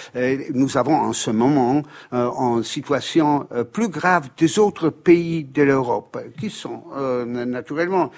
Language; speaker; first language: French; non-native, fluent; Italian